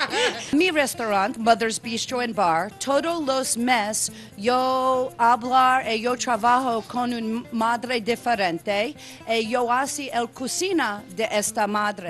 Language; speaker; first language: Spanish; non-native, learner; Italian